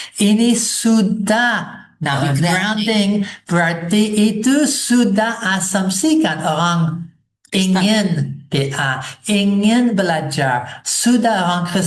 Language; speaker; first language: Indonesian; non-native, fluent; English